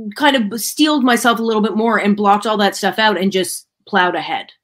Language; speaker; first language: English; native; English